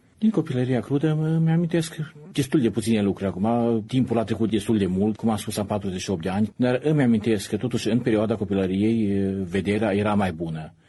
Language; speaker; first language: Romanian; native; Romanian